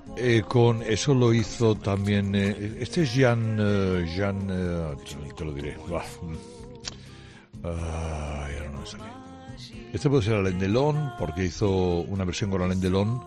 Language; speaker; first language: Spanish; native; Spanish